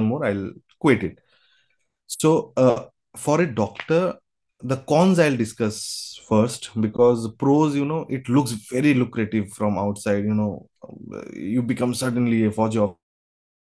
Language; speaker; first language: English; non-native, local second language; Bangla